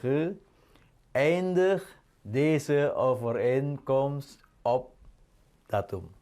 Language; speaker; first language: Dutch; non-native, fluent; Indonesian